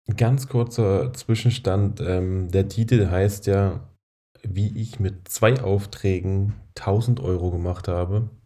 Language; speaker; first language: German; native; German